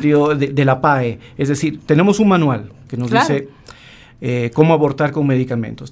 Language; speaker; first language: Spanish; native; Spanish